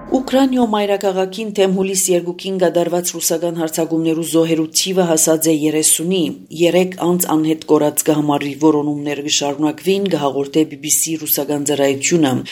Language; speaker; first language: Armenian; native; Armenian